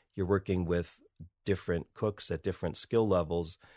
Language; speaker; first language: English; native; English